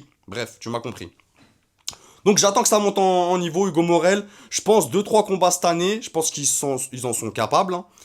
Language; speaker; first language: French; native; French